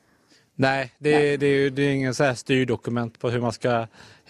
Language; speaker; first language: Swedish; native; Swedish